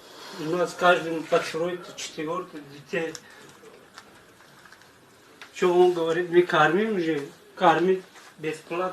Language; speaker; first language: Russian; non-native, learner; Tajik